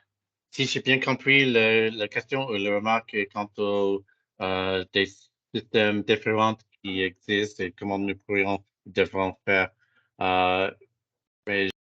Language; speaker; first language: French; non-native, fluent; English